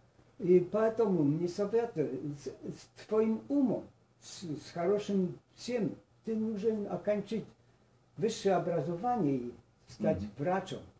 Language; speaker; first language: Russian; non-native, learner; Polish